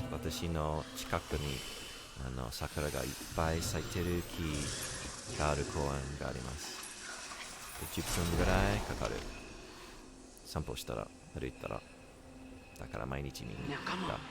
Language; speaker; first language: Japanese; non-native, learner; English